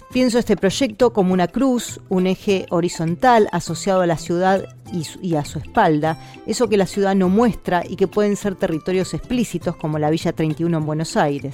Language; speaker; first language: Spanish; native; Spanish